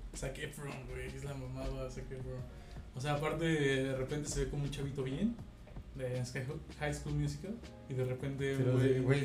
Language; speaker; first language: Spanish; native; Spanish